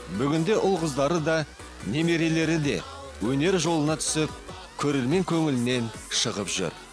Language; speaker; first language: Kazakh; native; Kazakh